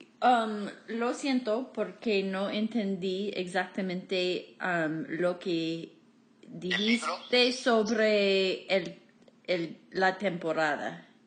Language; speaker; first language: Spanish; non-native, fluent; English